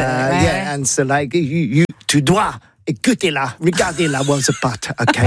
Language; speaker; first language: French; non-native, learner; English